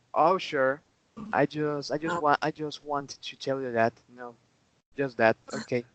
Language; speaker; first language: English; non-native, learner; Spanish